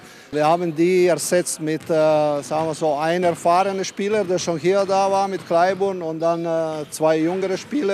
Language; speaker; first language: German; non-native, fluent; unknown